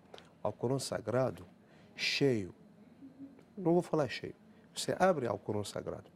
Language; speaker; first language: Portuguese; non-native, fluent; Arabic